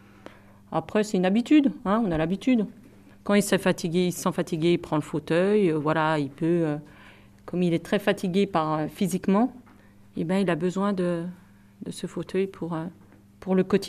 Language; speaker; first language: French; native; French